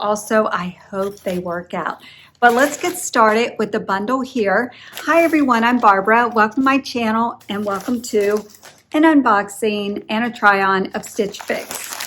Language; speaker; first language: English; native; English